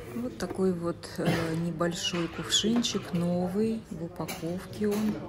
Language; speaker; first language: Russian; native; Russian